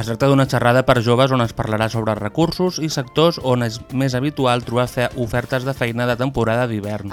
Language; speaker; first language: Catalan; native; Catalan